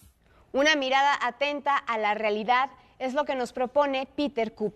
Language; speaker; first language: Spanish; native; Spanish